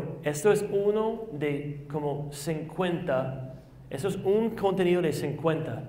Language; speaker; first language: Spanish; non-native, fluent; English